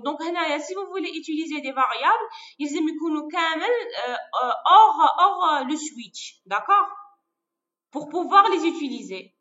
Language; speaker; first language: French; non-native, local second language; Arabic